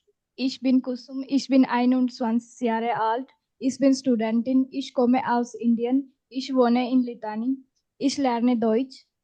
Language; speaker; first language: German; non-native, learner; Hindi